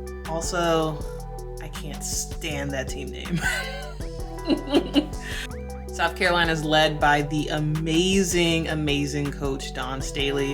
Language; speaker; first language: English; native; English